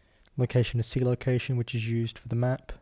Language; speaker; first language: English; native; English